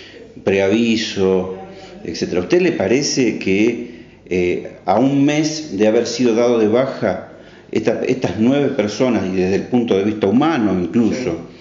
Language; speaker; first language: Spanish; native; Spanish